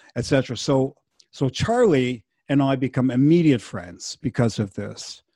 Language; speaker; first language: English; non-native, fluent; French